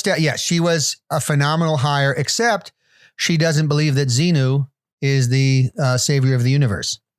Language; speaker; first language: English; native; English